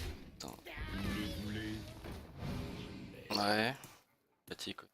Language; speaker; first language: French; native; French